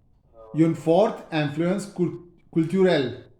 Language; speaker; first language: French; non-native, fluent; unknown